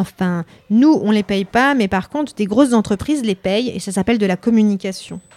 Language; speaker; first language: French; native; French